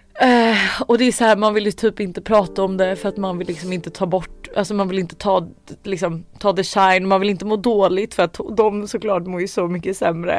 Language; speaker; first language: Swedish; native; Swedish